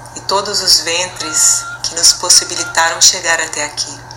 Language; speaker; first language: Portuguese; native; Portuguese